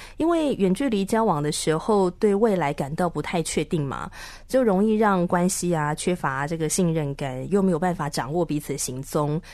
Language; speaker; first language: Chinese; native; Chinese